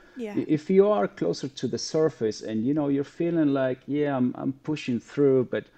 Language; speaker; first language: English; non-native, fluent; Spanish